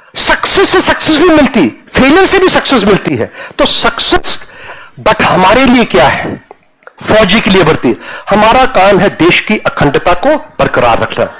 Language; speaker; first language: Hindi; non-native, local second language; Punjabi